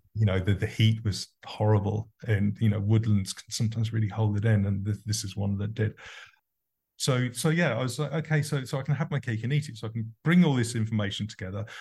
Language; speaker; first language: English; native; English